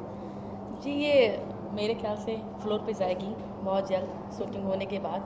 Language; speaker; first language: Hindi; native; Hindi